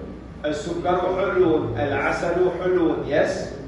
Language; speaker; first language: Arabic; non-native, fluent; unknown